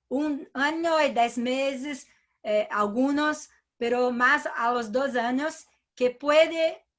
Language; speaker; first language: Spanish; non-native, learner; Portuguese